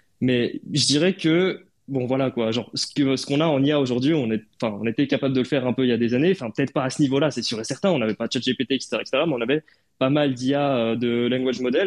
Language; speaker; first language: French; native; French